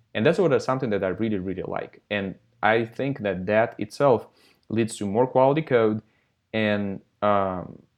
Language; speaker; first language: English; non-native, fluent; Russian